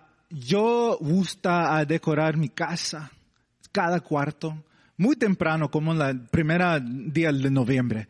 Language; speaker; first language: Spanish; non-native, learner; English